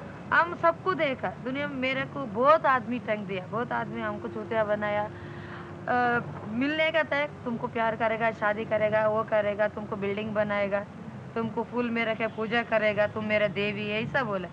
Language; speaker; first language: Hindi; non-native, local second language; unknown